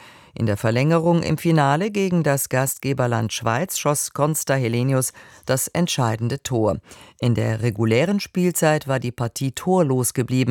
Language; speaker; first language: German; native; German